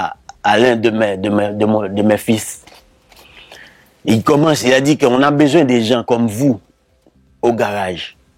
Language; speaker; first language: French; non-native, local second language; Haitian Creole